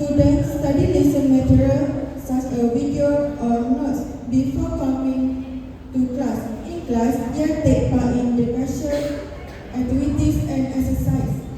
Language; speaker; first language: English; non-native, learner; Malay